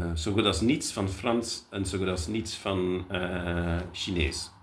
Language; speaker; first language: Dutch; non-native, fluent; English